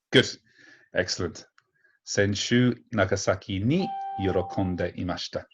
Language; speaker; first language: Japanese; non-native, fluent; English